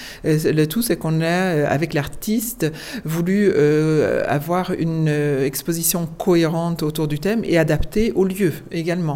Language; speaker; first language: French; native; French